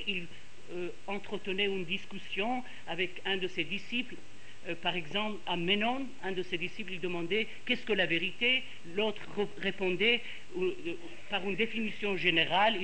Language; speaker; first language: French; non-native, fluent; Persian